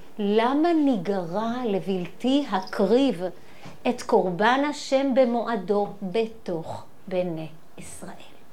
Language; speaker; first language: Hebrew; native; Hebrew